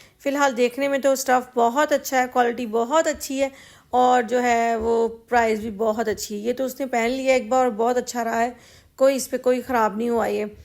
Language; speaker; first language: Urdu; non-native, local second language; Punjabi